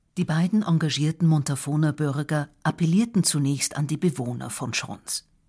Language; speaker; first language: German; native; German